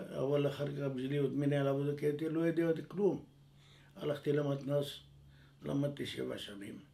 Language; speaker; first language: Hebrew; non-native, fluent; French